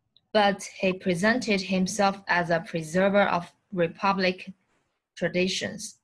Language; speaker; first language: English; non-native, learner; Chinese